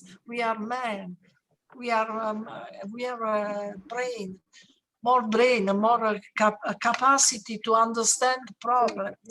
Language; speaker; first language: English; non-native, learner; Italian